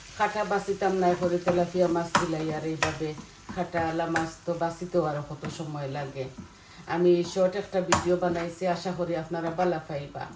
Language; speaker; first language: Bangla; native; Bangla